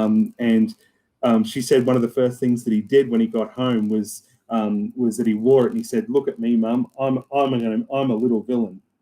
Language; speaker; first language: English; native; English